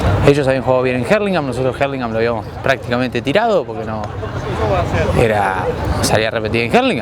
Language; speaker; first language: Spanish; native; Spanish